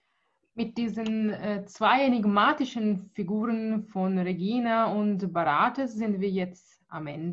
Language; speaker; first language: German; non-native, fluent; Italian